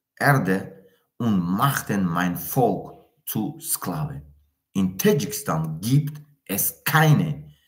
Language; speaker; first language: German; non-native, learner; Tajik